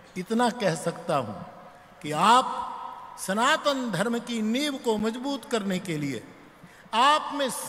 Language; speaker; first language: Hindi; non-native, local second language; Gujarati